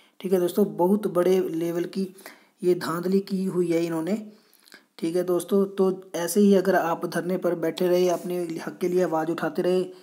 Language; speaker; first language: Hindi; non-native, local second language; Punjabi